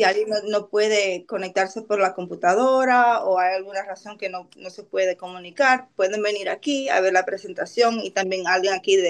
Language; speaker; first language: Spanish; early bilingual, other home language; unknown